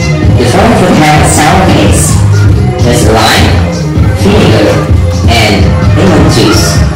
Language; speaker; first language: English; non-native, learner; Indonesian